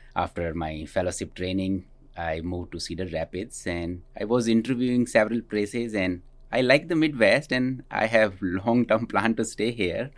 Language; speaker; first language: English; non-native, local second language; Hindi